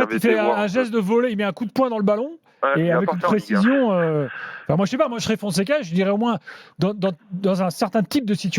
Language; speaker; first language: French; native; French